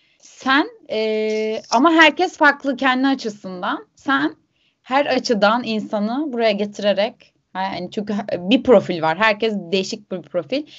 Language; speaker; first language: Turkish; native; Turkish